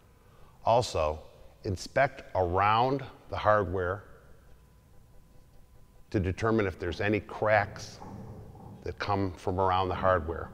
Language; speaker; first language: English; native; English